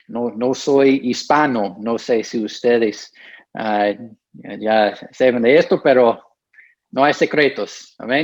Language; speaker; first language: Spanish; non-native, fluent; English